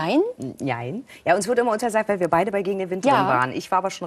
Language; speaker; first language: German; native; German